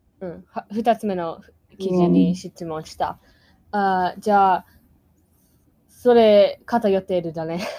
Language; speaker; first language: Japanese; non-native, learner; English